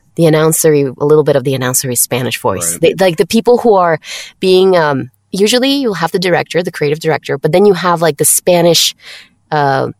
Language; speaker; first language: English; non-native, fluent; Spanish